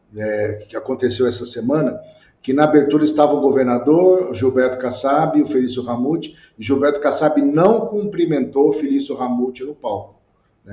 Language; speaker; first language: Portuguese; native; Portuguese